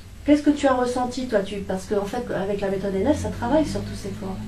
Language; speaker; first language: French; native; French